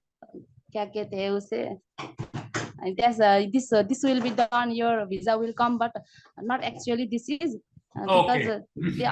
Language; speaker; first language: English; non-native, learner; Nepali